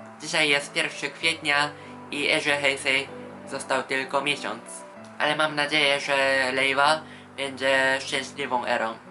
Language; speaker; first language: Polish; non-native, fluent; Japanese